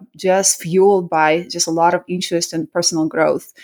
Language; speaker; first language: English; early bilingual, other home language; Russian